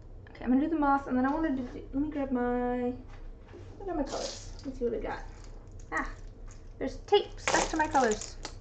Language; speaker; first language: English; native; English